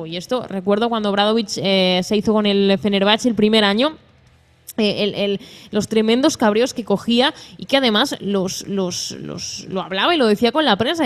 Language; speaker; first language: Spanish; native; Spanish